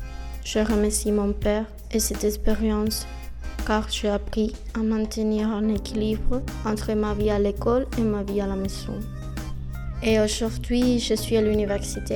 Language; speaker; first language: French; non-native, learner; Spanish